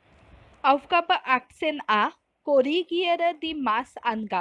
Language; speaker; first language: German; non-native, fluent; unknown